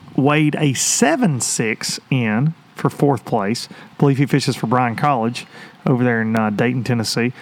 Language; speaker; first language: English; native; English